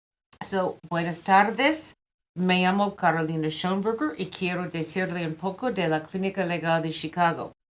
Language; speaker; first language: Spanish; non-native, fluent; English